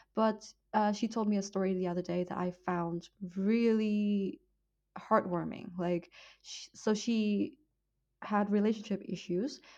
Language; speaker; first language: English; non-native, fluent; Vietnamese